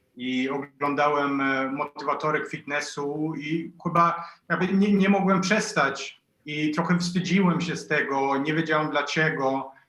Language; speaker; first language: Polish; non-native, fluent; Swedish